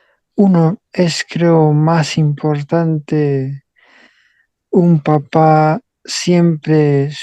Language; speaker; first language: Spanish; non-native, local second language; Quechua